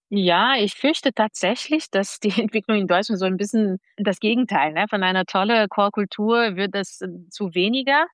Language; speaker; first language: German; non-native, fluent; Portuguese